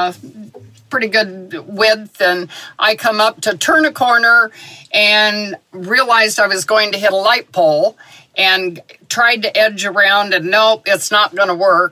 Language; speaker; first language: English; native; English